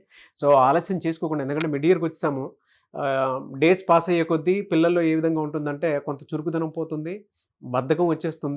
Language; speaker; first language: Telugu; native; Telugu